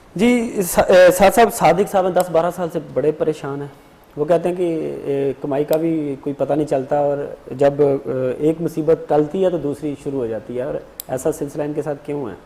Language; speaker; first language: Urdu; non-native, local second language; Punjabi